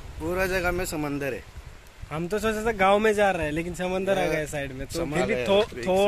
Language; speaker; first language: Hindi; non-native, local second language; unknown